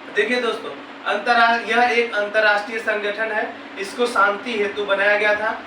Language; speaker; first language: Hindi; native; Hindi